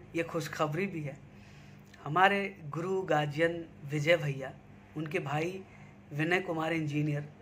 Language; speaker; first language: Hindi; native; Hindi